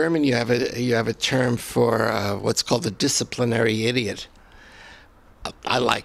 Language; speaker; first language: English; native; English